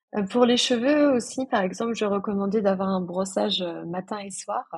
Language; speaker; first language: French; native; French